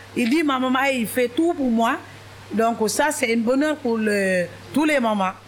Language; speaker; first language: French; non-native, local second language; Wolof